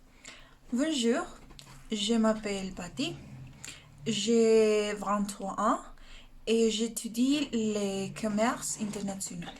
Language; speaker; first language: French; non-native, learner; Spanish